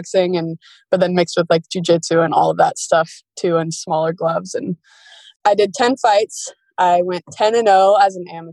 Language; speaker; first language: English; native; English